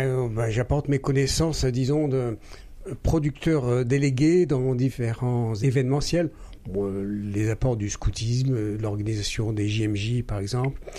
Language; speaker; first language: French; native; French